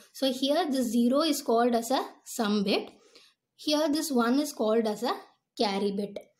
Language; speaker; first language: English; non-native, local second language; Tamil